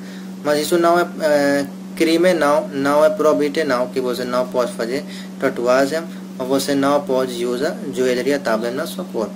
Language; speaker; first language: Portuguese; non-native, learner; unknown